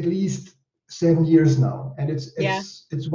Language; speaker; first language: English; non-native, fluent; German